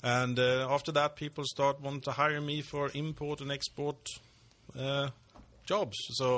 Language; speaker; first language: English; non-native, fluent; Swedish